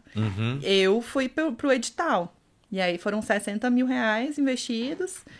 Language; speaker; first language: Portuguese; native; Portuguese